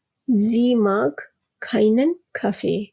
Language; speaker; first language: German; non-native, fluent; Urdu